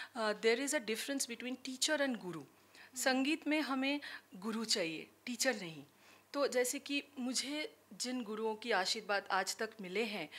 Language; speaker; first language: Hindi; non-native, local second language; Bangla